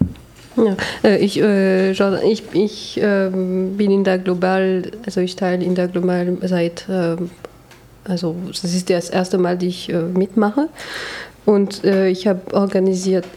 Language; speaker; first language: German; non-native, fluent; French